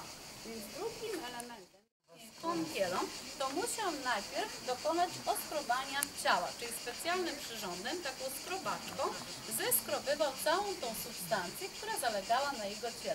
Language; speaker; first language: Polish; native; Polish